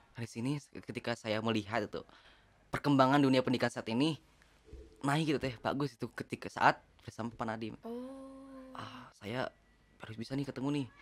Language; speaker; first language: Indonesian; non-native, local second language; Sundanese